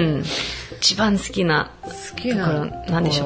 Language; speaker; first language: Japanese; non-native, fluent; English